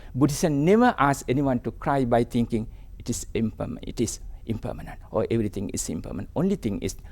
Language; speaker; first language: English; non-native, local second language; Sinhala